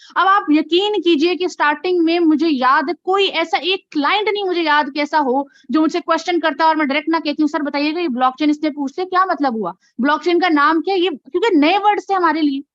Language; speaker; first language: Urdu; non-native, local second language; Punjabi